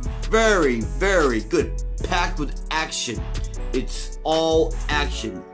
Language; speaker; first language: English; native; English